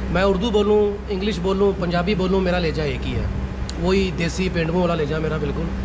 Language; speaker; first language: Urdu; non-native, local second language; Punjabi